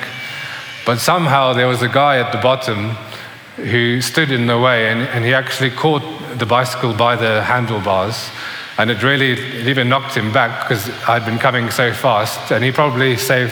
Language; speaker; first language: English; native; English